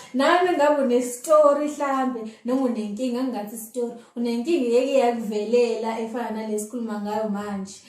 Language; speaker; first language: Zulu; native; Zulu